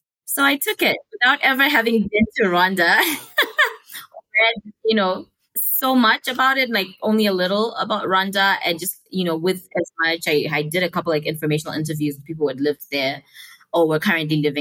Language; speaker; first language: English; non-native, local second language; Shona